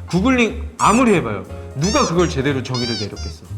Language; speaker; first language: Korean; native; Korean